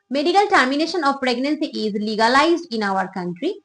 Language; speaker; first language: English; non-native, local second language; Bangla